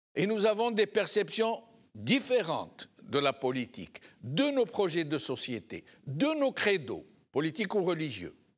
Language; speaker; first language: French; non-native, local second language; Arabic